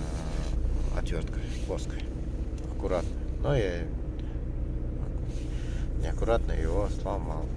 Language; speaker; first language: Russian; non-native, local second language; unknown